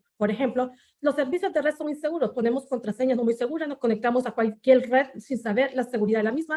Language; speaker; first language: Spanish; native; Spanish